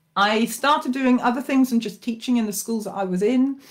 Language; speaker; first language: English; native; English